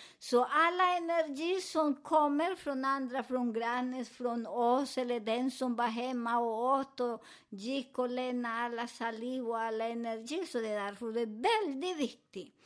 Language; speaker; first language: Swedish; non-native, fluent; Spanish